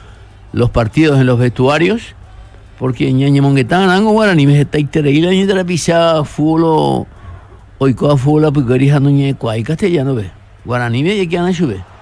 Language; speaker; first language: Spanish; native; Spanish